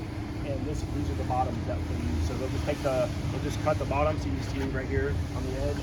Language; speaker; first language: English; native; English